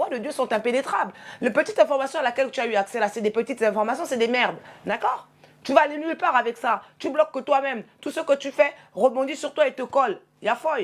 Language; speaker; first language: French; native; French